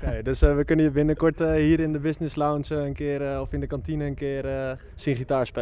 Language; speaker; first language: Dutch; native; Dutch